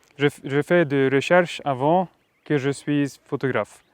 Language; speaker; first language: French; non-native, fluent; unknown